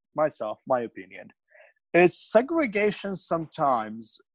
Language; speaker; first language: English; non-native, fluent; Arabic